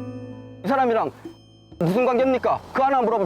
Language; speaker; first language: Korean; native; Korean